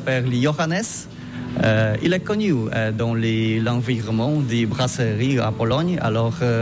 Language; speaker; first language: French; non-native, learner; Polish